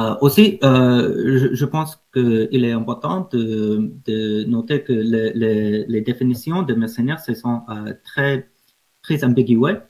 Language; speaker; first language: French; non-native, learner; English